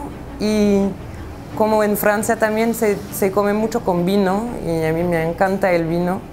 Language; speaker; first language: Spanish; non-native, fluent; French